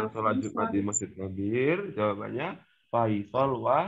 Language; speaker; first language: Indonesian; native; Indonesian